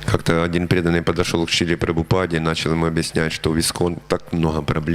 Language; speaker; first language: Russian; native; Russian